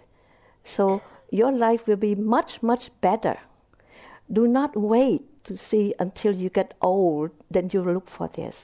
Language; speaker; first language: English; non-native, fluent; Vietnamese